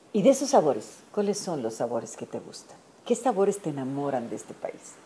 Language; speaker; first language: Spanish; native; Spanish